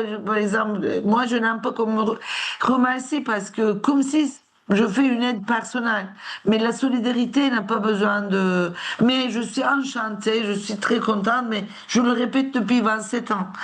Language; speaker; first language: French; non-native, fluent; Turkish